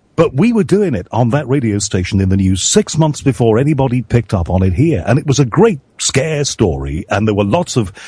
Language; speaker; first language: English; native; English